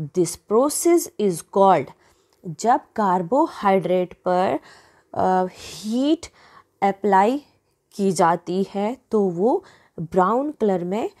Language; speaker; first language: Hindi; native; Hindi